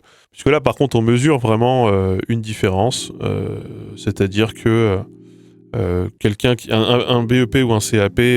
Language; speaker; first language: French; native; French